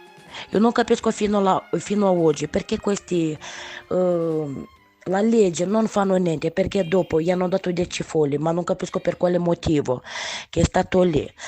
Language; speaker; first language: Italian; non-native, learner; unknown